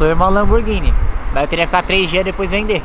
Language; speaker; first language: Portuguese; native; Portuguese